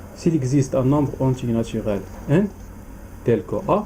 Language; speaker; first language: French; non-native, local second language; Arabic